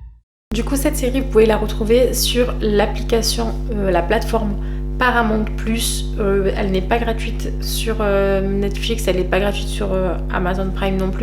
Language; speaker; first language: French; native; French